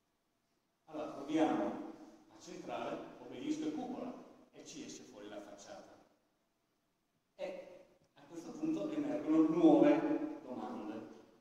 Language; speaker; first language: Italian; native; Italian